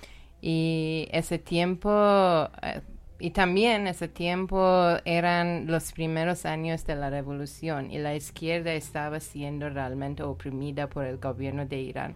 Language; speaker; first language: Spanish; non-native, learner; Persian